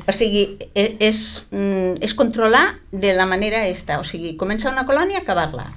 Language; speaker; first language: Catalan; native; Catalan